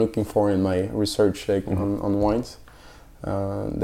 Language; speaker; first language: English; non-native, fluent; French